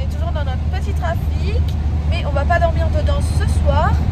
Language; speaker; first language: French; native; French